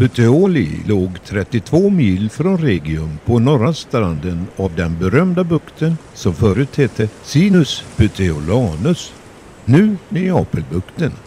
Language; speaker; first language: Swedish; native; Swedish